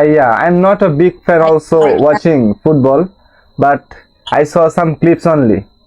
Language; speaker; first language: English; non-native, local second language; Bangla